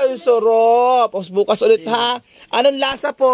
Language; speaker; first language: Filipino; native; Filipino